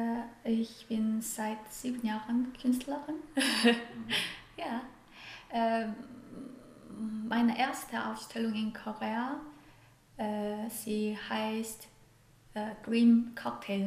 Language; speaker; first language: German; non-native, fluent; Korean